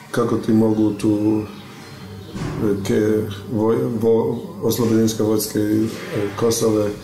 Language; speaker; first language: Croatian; non-native, local second language; Albanian